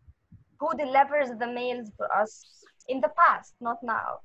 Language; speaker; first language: English; non-native, fluent; Arabic